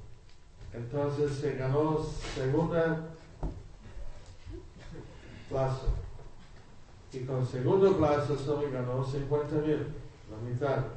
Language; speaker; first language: Spanish; non-native, learner; English